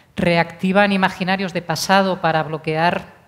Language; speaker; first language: Spanish; non-native, local second language; Catalan